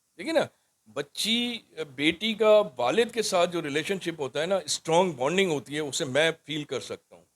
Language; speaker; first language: Urdu; non-native, local second language; Sindhi